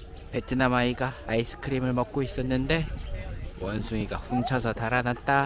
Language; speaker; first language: Korean; native; Korean